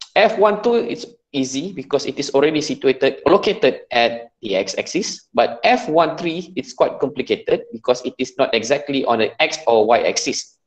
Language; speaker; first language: English; non-native, local second language; Malay